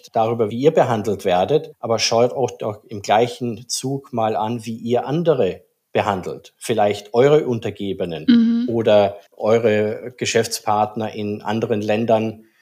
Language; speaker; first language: German; native; German